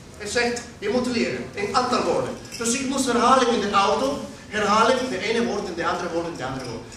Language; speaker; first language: Dutch; non-native, fluent; Spanish